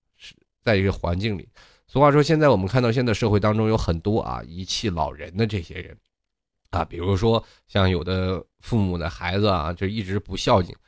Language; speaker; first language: Chinese; native; Chinese